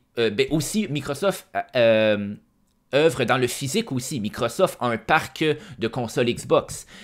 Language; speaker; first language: French; native; French